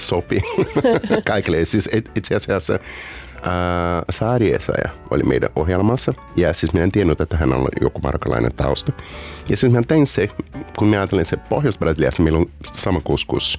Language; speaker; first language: Finnish; non-native, learner; Portuguese